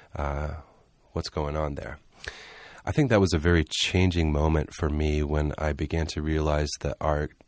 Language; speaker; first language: English; native; English